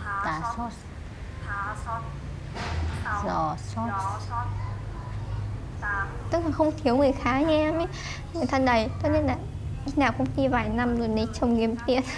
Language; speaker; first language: Vietnamese; native; Vietnamese